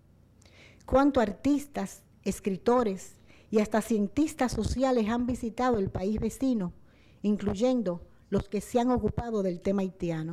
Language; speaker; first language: Spanish; native; Spanish